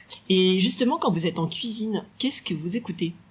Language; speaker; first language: French; native; French